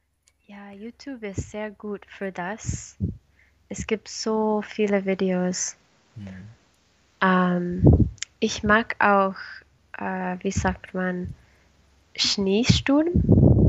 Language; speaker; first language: German; non-native, learner; Spanish